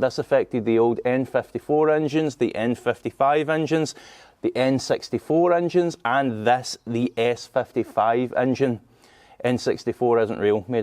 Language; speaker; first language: English; native; English